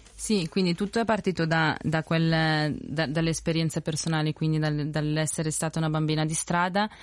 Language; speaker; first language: Italian; early bilingual, other home language; Spanish